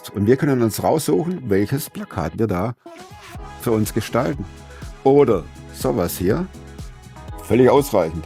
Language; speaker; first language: German; native; German